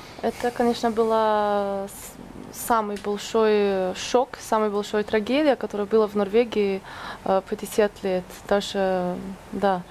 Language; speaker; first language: Russian; non-native, fluent; Norwegian